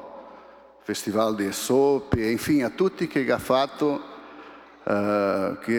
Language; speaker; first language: Italian; early bilingual, heritage; Portuguese